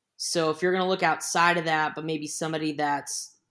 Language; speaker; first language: English; native; English